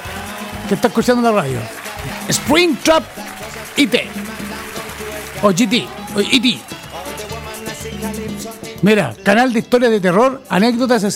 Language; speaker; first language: Spanish; native; Spanish